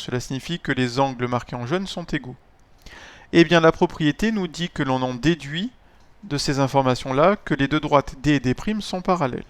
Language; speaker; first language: French; native; French